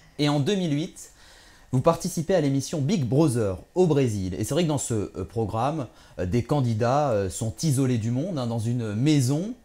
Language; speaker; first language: French; native; French